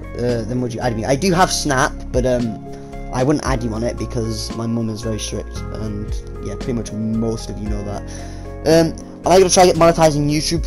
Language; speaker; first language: English; native; English